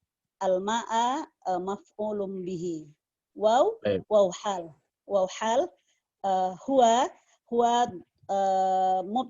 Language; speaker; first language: Arabic; non-native, learner; Indonesian